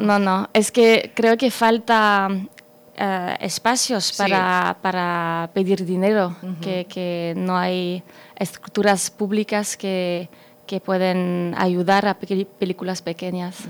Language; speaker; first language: Spanish; non-native, fluent; French